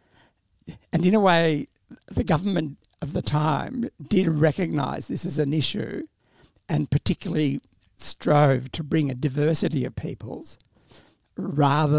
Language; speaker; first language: English; early bilingual, other home language; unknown